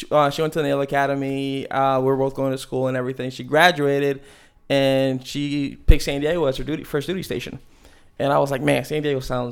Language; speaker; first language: English; native; English